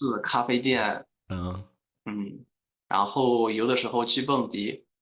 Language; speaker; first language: Chinese; non-native, fluent; Spanish